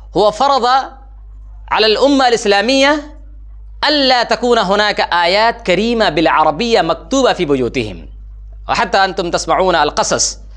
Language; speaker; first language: Arabic; non-native, fluent; Urdu